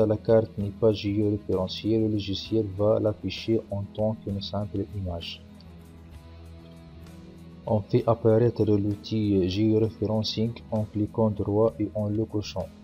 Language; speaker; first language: French; non-native, local second language; Arabic